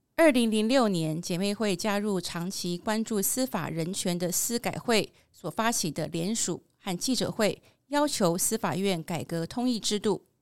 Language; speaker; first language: Chinese; native; Chinese